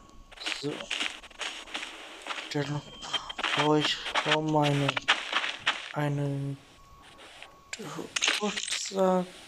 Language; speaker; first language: German; non-native, learner; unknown